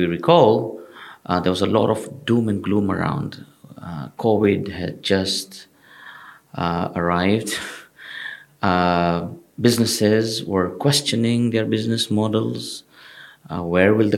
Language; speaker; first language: English; non-native, local second language; Gujarati